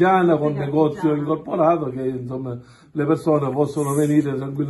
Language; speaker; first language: Italian; native; Italian